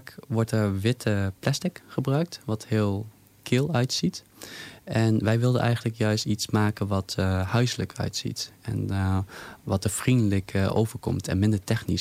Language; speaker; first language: Dutch; native; Dutch